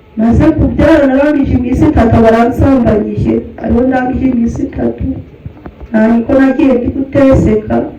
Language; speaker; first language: Kinyarwanda; early bilingual, heritage; Kinyarwanda